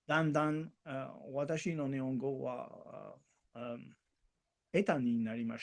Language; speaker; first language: Japanese; non-native, learner; Spanish